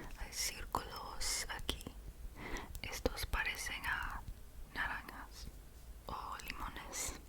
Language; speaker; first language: Spanish; non-native, learner; English